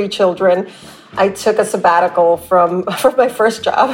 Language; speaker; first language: English; native; English